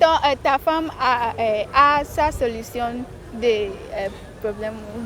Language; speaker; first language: French; non-native, learner; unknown